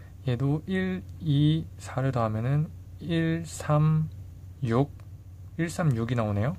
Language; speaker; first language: Korean; native; Korean